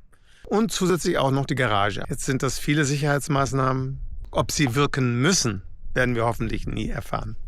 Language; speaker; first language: German; native; German